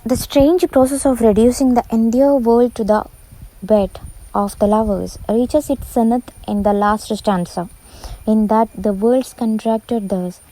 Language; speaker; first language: English; non-native, local second language; Malayalam